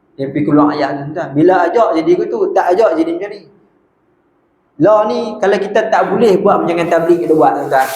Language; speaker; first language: Malay; native; Malay